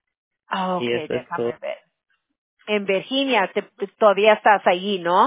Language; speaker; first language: Spanish; early bilingual, heritage; English